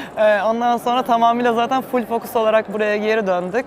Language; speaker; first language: Turkish; native; Turkish